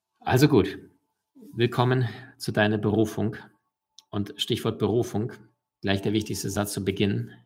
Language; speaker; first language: German; early bilingual, other home language; Russian